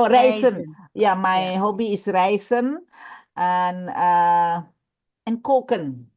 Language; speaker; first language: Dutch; non-native, learner; Indonesian